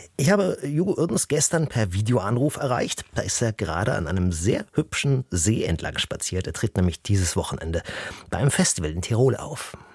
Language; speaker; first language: German; native; German